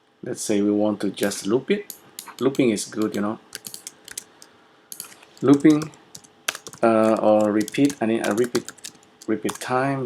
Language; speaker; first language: English; non-native, fluent; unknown